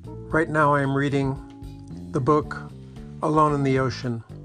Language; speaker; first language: English; native; English